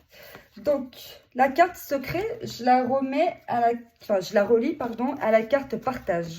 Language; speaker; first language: French; native; French